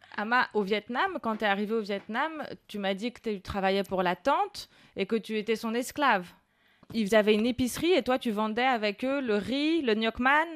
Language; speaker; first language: French; native; French